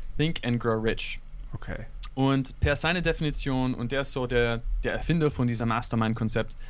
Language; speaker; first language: German; non-native, fluent; English